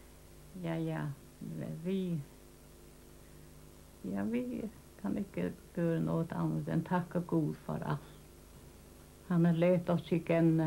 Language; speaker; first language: Danish; non-native, local second language; Faroese